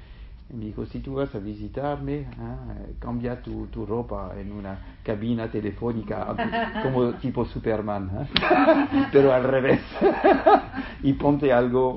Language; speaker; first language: Spanish; non-native, fluent; French